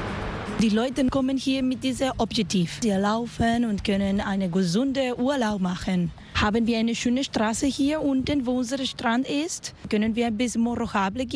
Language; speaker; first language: German; non-native, learner; Spanish